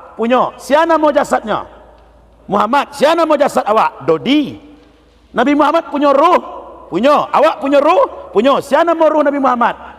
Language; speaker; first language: Malay; non-native, local second language; Minangkabau